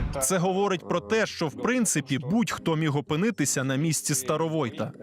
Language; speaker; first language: Ukrainian; native; Ukrainian